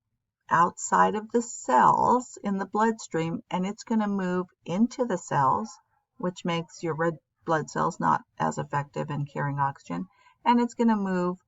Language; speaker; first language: English; native; English